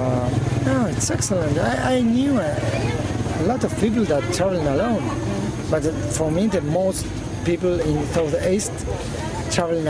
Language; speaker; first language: English; non-native, learner; Spanish